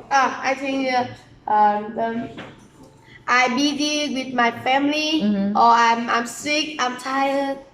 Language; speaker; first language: English; non-native, learner; Vietnamese